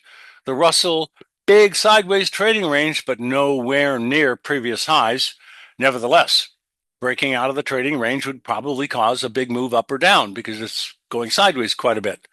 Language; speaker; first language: English; native; English